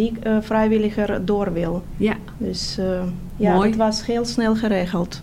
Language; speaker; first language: Dutch; non-native, fluent; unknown